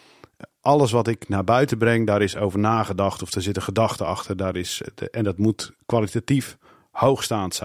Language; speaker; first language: Dutch; native; Dutch